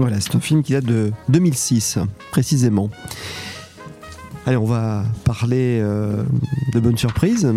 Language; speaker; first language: French; native; French